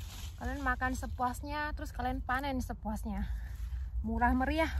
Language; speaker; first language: Indonesian; native; Indonesian